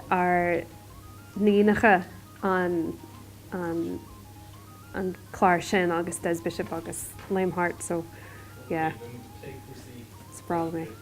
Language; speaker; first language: Irish; non-native, learner; English